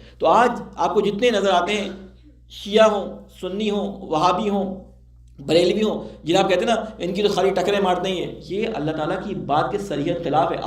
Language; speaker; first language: Urdu; native; Urdu